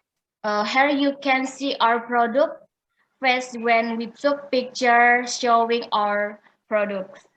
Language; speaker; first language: English; non-native, learner; Indonesian